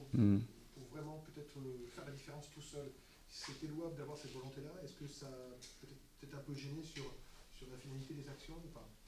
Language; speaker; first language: French; native; French